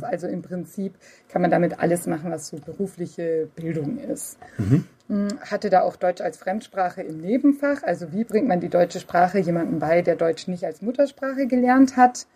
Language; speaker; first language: German; native; German